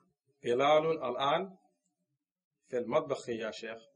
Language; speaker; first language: Arabic; non-native, learner; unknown